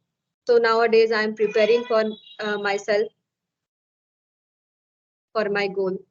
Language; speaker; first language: English; non-native, learner; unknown